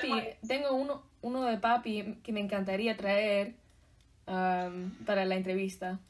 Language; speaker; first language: Spanish; early bilingual, heritage; Spanish